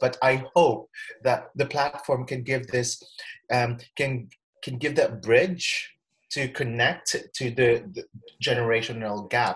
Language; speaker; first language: English; non-native, local second language; Cebuano